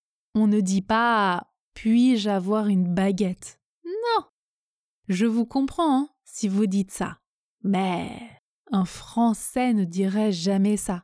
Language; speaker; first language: French; native; French